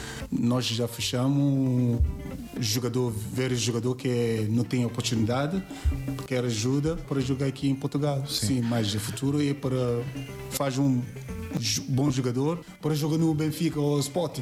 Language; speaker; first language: Portuguese; non-native, learner; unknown